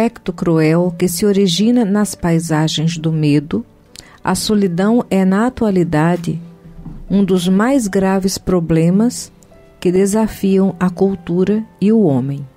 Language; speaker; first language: Portuguese; native; Portuguese